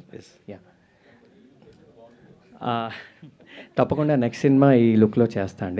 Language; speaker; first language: Telugu; native; Telugu